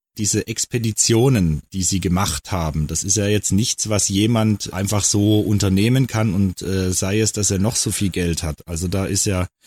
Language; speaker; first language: German; native; German